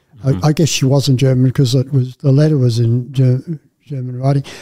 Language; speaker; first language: English; native; English